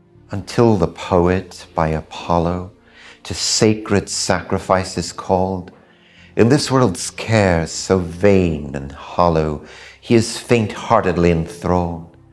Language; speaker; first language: English; native; English